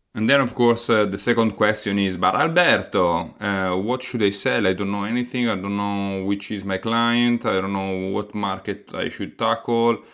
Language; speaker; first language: English; non-native, fluent; Italian